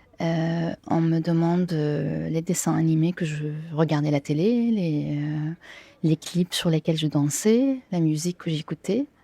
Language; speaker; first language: French; non-native, fluent; Arabic